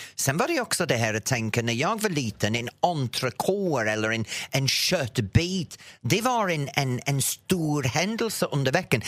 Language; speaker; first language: Swedish; non-native, fluent; English